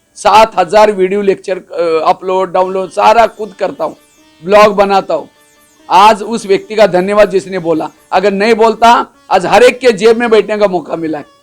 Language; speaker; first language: Hindi; non-native, local second language; Marathi